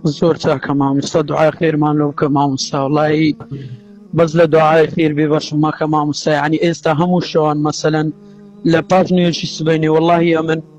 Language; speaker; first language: Central Kurdish; native; Central Kurdish